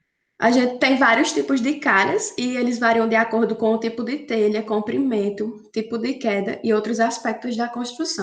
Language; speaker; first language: Portuguese; native; Portuguese